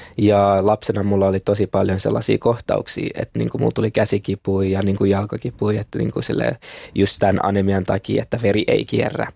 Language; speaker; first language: Finnish; early bilingual, other home language; Kinyarwanda